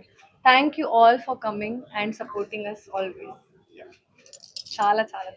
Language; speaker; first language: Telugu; non-native, fluent; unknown